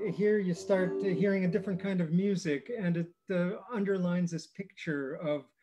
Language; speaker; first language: English; early bilingual, other home language; Ukrainian